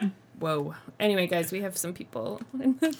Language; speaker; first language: English; native; English